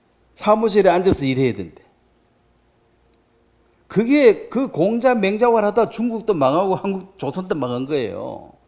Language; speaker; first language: Korean; native; Korean